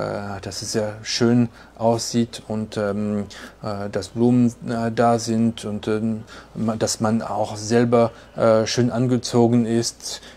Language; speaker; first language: German; non-native, fluent; French